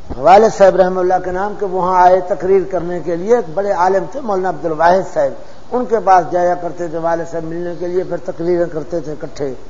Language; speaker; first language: Urdu; non-native, local second language; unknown